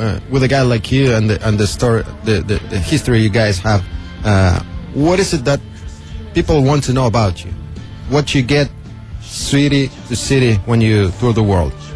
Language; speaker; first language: English; non-native, fluent; Spanish